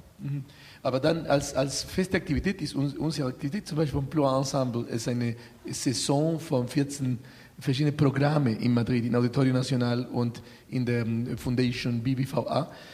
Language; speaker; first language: German; non-native, fluent; Spanish